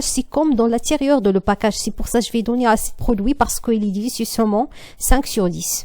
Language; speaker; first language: French; non-native, learner; Arabic